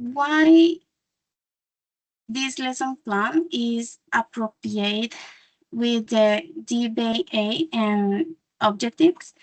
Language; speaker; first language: English; non-native, learner; Spanish